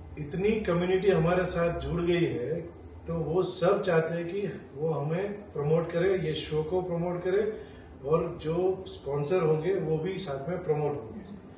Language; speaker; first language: Hindi; non-native, local second language; Marathi